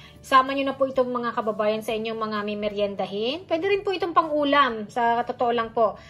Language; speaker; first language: Filipino; native; Filipino